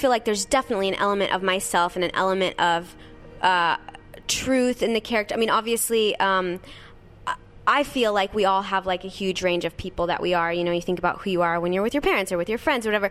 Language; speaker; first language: English; native; English